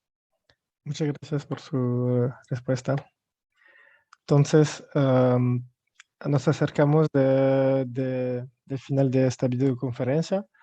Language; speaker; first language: Spanish; non-native, fluent; French